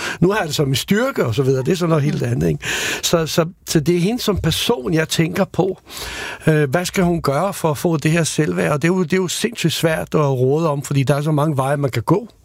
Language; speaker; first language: Danish; non-native, fluent; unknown